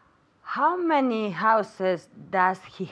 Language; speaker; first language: English; non-native, learner; Spanish